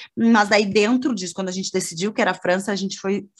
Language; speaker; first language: Portuguese; native; Portuguese